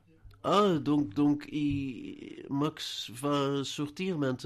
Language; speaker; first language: French; non-native, learner; Dutch